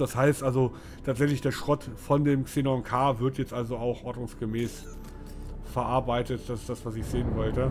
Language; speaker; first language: German; native; German